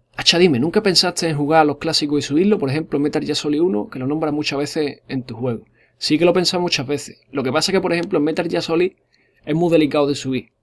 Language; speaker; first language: Spanish; native; Spanish